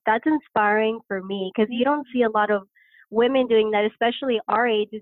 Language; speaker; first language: English; native; English